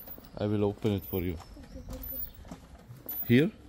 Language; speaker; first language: English; non-native, learner; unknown